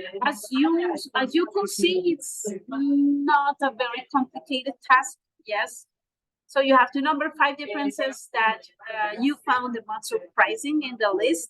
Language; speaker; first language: English; non-native, fluent; Spanish